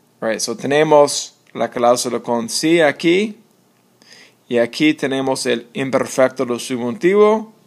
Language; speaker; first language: Spanish; non-native, fluent; English